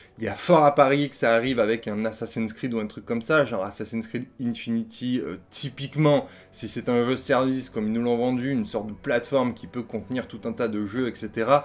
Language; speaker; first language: French; native; French